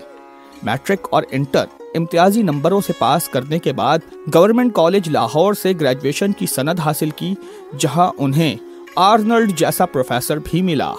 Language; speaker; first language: Urdu; native; Urdu